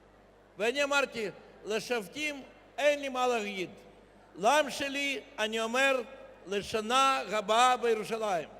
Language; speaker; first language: Hebrew; non-native, fluent; Russian